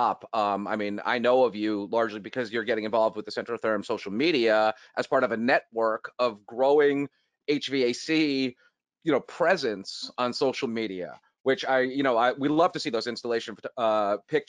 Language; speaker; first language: English; native; English